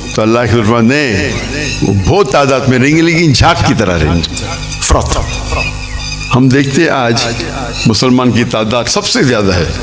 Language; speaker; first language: Urdu; non-native, local second language; Hindi